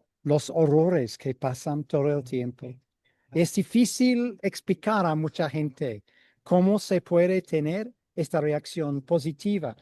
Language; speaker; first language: Spanish; non-native, fluent; English